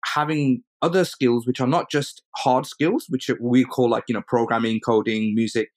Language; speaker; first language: English; early bilingual, other home language; Urdu